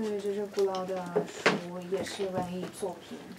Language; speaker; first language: Chinese; non-native, learner; Russian